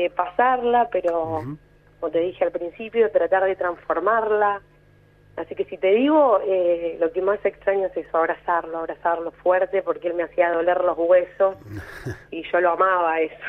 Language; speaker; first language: Spanish; native; Spanish